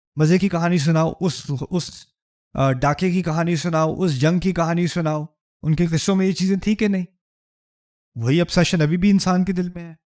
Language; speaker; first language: Urdu; early bilingual, heritage; Urdu